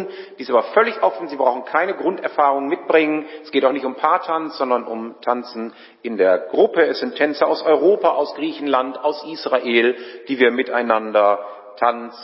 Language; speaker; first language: German; native; German